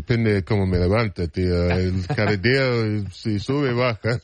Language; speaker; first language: Spanish; non-native, fluent; English